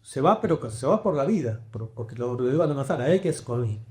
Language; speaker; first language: Spanish; native; Spanish